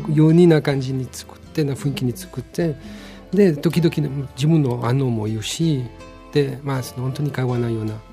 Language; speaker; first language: Japanese; non-native, fluent; French